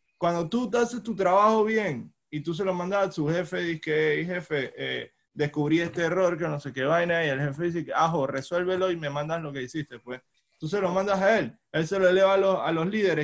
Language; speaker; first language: Spanish; native; Spanish